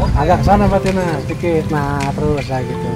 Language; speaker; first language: Indonesian; native; Indonesian